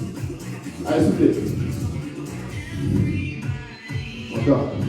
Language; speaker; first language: French; native; French